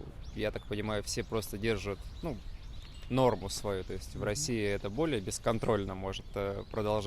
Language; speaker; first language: Russian; native; Russian